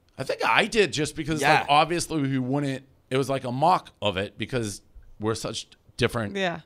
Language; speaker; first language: English; native; English